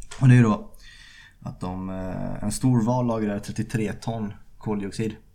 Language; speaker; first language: Swedish; early bilingual, other home language; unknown